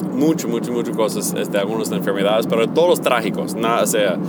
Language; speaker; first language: Spanish; non-native, fluent; English